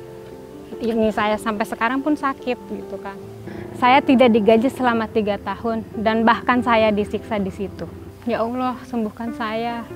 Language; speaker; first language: Indonesian; non-native, local second language; Sundanese